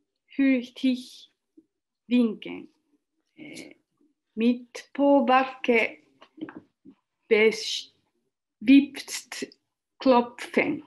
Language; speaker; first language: German; non-native, learner; Japanese